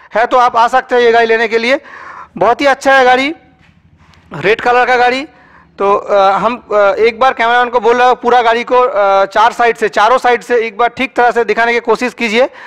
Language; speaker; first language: Hindi; non-native, local second language; Bangla